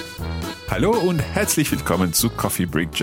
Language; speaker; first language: German; non-native, learner; English